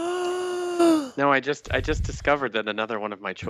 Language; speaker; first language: English; native; English